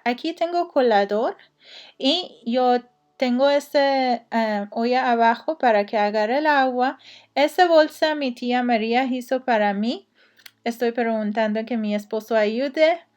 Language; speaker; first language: Spanish; non-native, learner; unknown